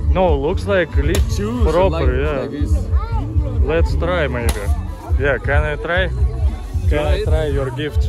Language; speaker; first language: English; non-native, fluent; Russian